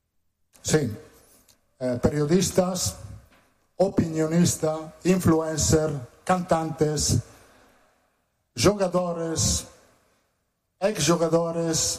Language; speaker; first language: Portuguese; non-native, fluent; Italian